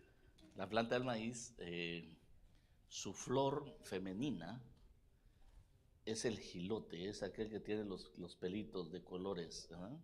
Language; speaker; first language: Spanish; native; Spanish